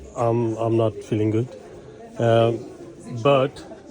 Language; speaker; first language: English; non-native, learner; Urdu